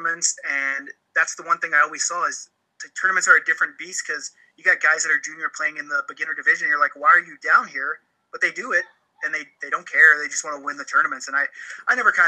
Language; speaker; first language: English; native; English